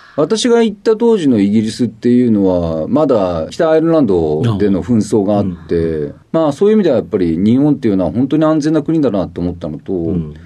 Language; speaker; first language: Japanese; native; Japanese